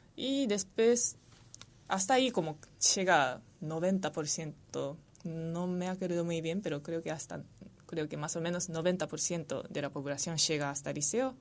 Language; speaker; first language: Spanish; non-native, fluent; Japanese